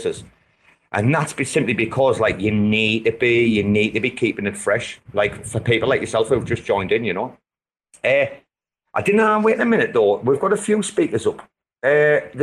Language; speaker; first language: English; native; English